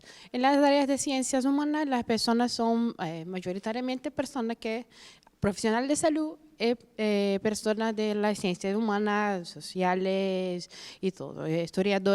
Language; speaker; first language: Spanish; non-native, fluent; Portuguese